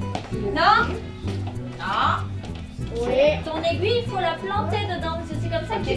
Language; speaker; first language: French; native; French